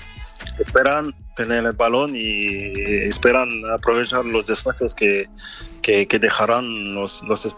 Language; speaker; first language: Spanish; non-native, fluent; French